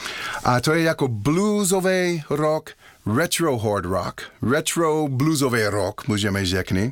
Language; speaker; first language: Czech; non-native, learner; English